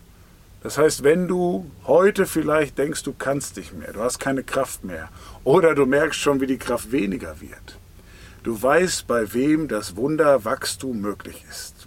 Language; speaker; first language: German; native; German